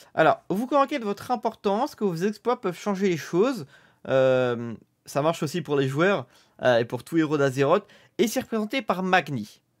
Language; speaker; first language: French; native; French